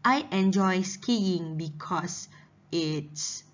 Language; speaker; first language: English; non-native, local second language; Malay